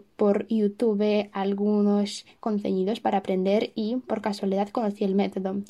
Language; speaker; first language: Spanish; non-native, fluent; Russian